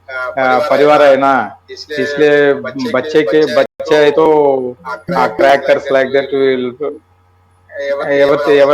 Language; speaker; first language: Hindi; non-native, local second language; Telugu